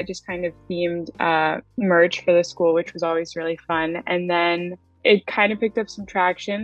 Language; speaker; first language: English; native; English